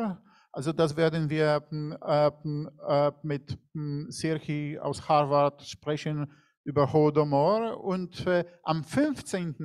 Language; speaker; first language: German; non-native, fluent; Polish